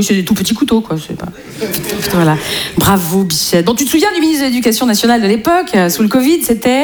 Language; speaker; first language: French; native; French